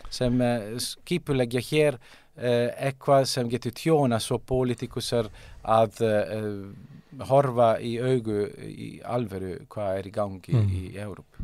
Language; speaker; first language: Icelandic; non-native, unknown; Italian